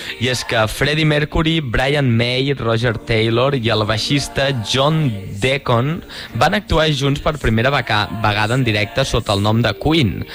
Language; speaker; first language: Catalan; native; Catalan